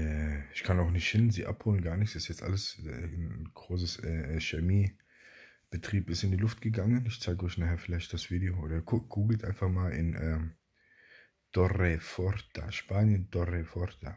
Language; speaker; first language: German; native; German